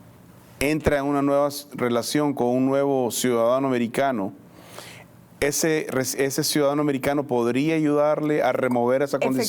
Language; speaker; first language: Spanish; native; Spanish